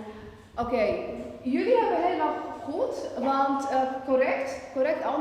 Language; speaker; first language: Dutch; non-native, fluent; Urdu